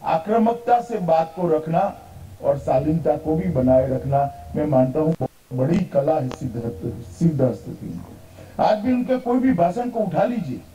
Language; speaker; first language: Hindi; non-native, local second language; Gujarati